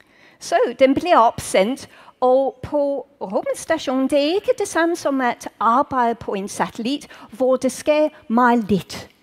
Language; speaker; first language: Danish; native; Danish